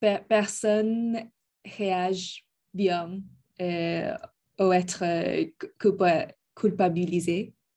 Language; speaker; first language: French; non-native, learner; Spanish